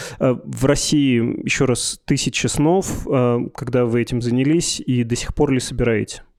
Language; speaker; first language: Russian; native; Russian